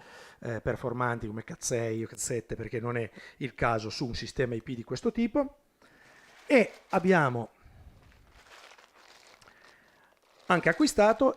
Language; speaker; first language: Italian; native; Italian